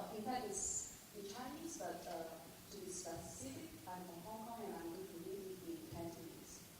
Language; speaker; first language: English; non-native, local second language; Chinese